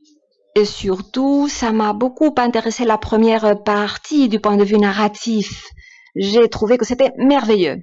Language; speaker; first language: French; non-native, fluent; Spanish